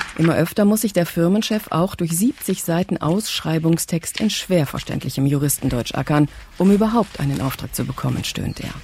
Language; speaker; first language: German; native; German